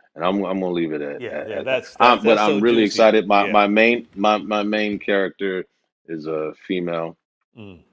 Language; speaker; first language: English; native; English